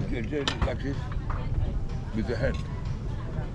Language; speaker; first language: English; non-native, learner; German